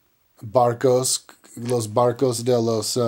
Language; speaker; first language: Spanish; non-native, learner; English